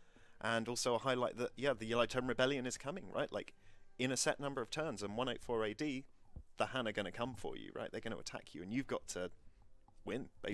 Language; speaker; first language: English; native; English